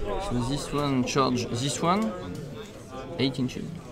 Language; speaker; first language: English; non-native, learner; French